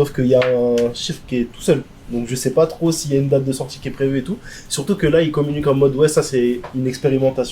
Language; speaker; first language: French; native; French